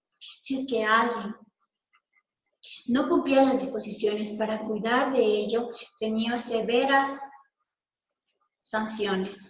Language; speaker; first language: Spanish; native; Spanish